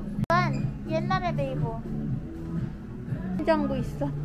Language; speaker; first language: Korean; non-native, learner; Filipino